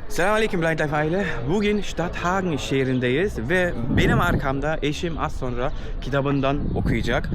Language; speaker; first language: Turkish; early bilingual, heritage; Turkish